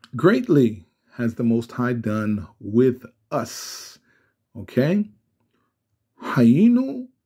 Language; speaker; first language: English; native; English